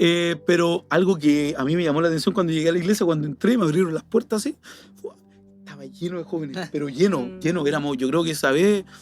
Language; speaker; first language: Spanish; native; Spanish